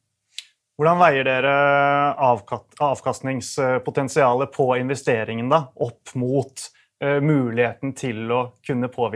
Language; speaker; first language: Norwegian; native; Norwegian